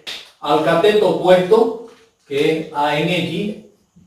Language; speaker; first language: Spanish; native; Spanish